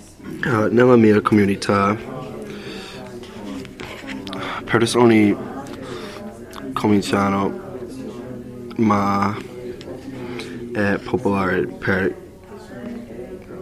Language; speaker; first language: Italian; non-native, learner; English